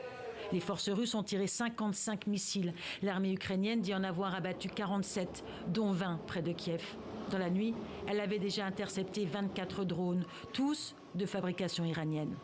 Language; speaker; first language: French; native; French